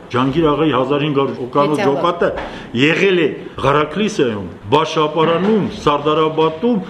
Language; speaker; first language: Armenian; non-native, local second language; Kurdish